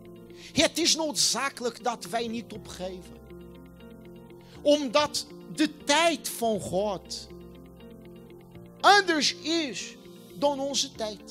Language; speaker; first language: Dutch; non-native, fluent; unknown